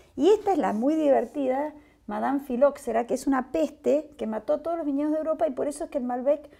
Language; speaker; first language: Spanish; native; Spanish